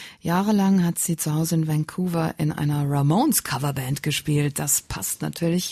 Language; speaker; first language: German; native; German